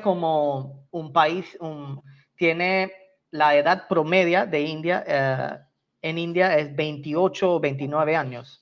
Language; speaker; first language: Spanish; non-native, fluent; Tamil